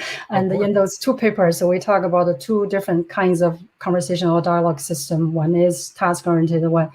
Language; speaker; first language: English; non-native, fluent; Chinese